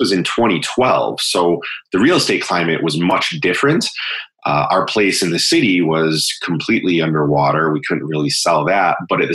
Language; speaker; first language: English; native; English